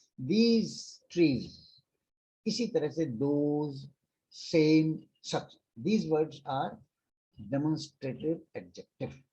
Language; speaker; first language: Hindi; native; Hindi